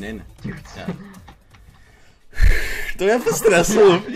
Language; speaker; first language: Dutch; native; Dutch